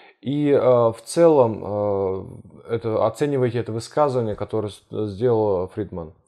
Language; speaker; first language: Russian; early bilingual, heritage; Russian